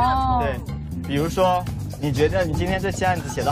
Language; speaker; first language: Chinese; native; Chinese